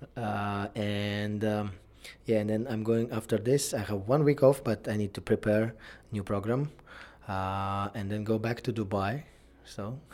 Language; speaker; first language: English; non-native, fluent; Russian